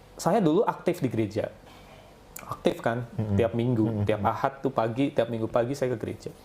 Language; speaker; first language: Indonesian; non-native, local second language; Javanese